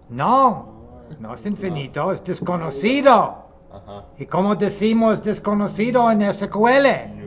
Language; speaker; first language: Spanish; non-native, fluent; English